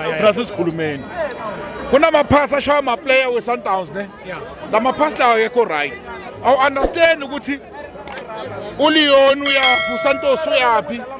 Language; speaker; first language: Zulu; native; Zulu